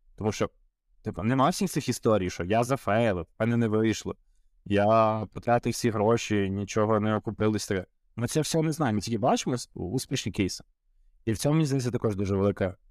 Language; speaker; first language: Ukrainian; native; Ukrainian